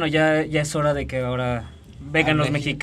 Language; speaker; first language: Spanish; native; Spanish